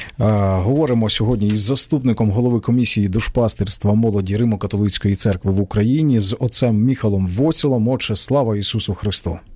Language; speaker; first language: Ukrainian; native; Ukrainian